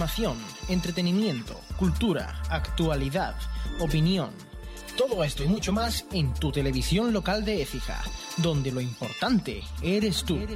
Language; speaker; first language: Spanish; native; Spanish